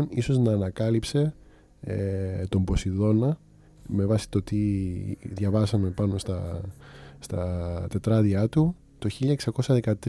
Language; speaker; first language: Greek; native; Greek